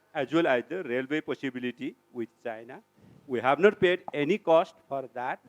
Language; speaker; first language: English; non-native, local second language; Nepali